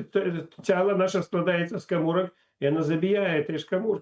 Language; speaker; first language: Polish; non-native, learner; Russian